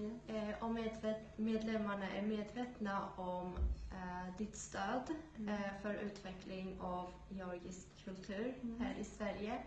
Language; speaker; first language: Swedish; non-native, fluent; Georgian